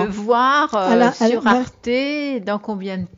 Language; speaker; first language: French; native; French